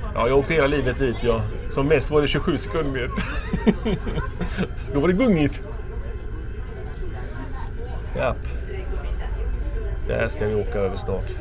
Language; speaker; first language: Swedish; native; Swedish